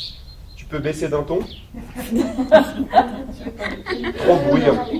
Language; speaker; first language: French; native; French